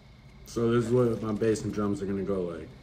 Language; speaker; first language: English; native; English